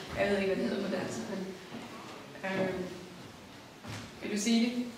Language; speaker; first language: Danish; non-native, fluent; English